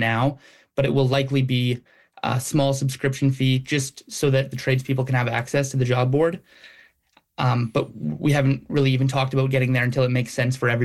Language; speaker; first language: English; native; English